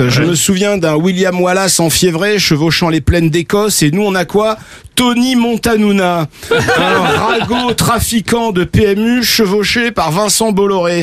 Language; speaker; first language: French; native; French